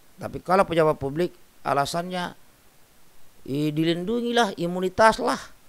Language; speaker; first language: Indonesian; native; Indonesian